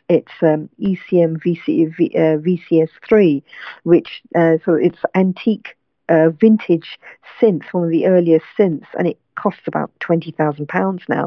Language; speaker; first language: English; native; English